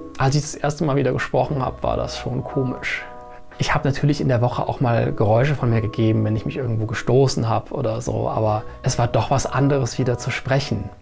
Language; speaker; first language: German; native; German